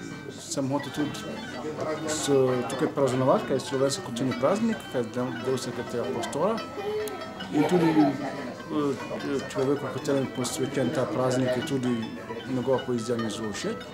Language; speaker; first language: Slovenian; non-native, fluent; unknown